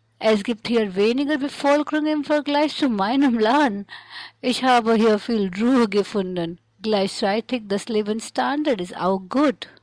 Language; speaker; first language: German; non-native, learner; Hindi